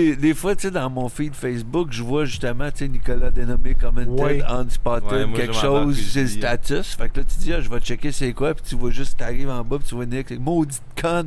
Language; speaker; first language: French; native; French